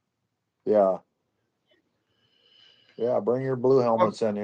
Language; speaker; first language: English; native; English